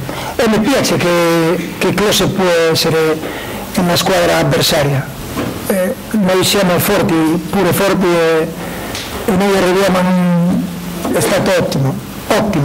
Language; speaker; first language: Italian; non-native, learner; Spanish